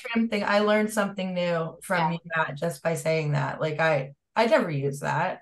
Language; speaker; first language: English; native; English